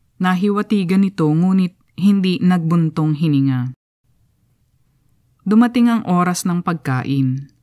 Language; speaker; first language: Filipino; native; Filipino